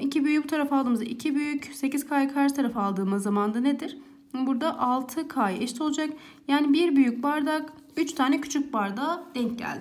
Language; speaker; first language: Turkish; native; Turkish